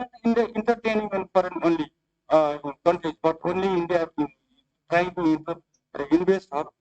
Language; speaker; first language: English; non-native, fluent; Nepali